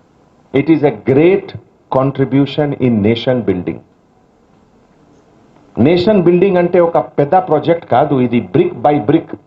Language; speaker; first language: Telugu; non-native, fluent; Hindi